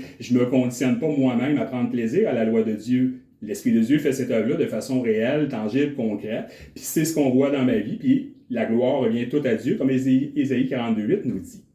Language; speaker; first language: French; native; French